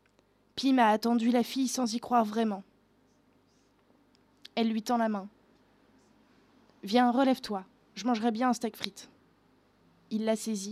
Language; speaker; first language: French; native; French